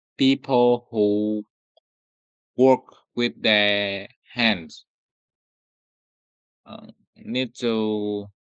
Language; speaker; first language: English; non-native, learner; Vietnamese